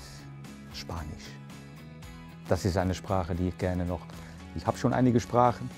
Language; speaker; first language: German; non-native, fluent; Dutch